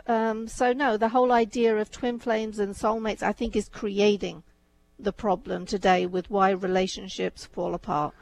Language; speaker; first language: English; native; English